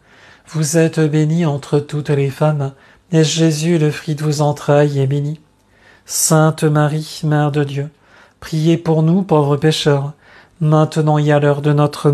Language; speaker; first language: French; native; French